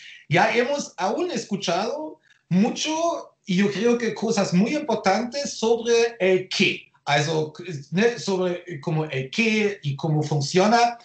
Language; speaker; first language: Spanish; non-native, fluent; German